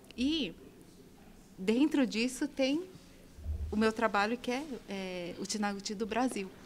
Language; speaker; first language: Portuguese; native; Portuguese